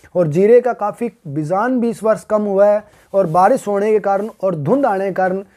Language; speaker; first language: Hindi; native; Hindi